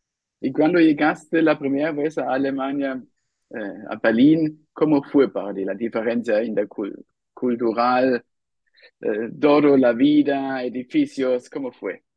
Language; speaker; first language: Spanish; non-native, fluent; German